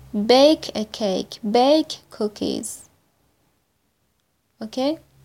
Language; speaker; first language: English; non-native, fluent; Persian